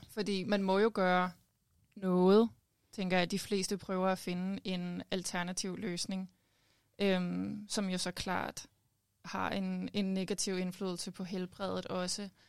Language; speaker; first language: Danish; native; Danish